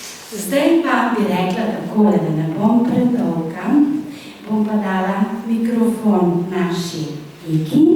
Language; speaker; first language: Slovenian; native; Slovenian